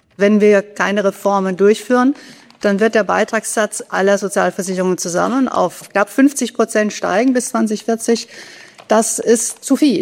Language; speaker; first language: German; native; German